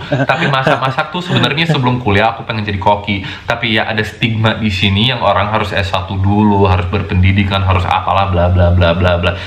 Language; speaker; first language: Indonesian; non-native, fluent; English